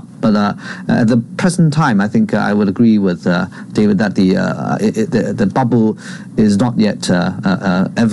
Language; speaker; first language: English; non-native, local second language; Cantonese